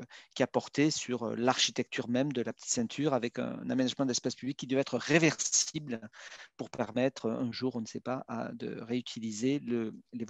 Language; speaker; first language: French; native; French